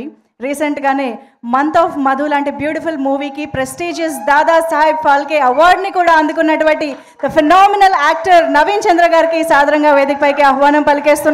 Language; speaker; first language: Telugu; native; Telugu